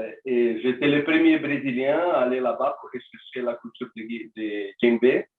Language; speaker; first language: French; non-native, learner; Portuguese